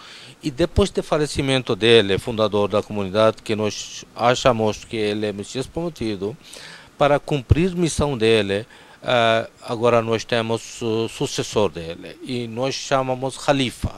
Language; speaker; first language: Portuguese; non-native, fluent; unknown